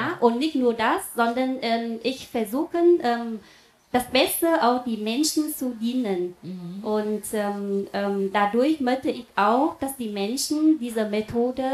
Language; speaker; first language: German; non-native, fluent; Vietnamese